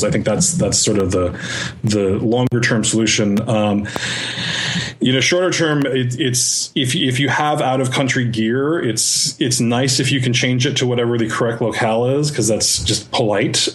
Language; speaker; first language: English; native; English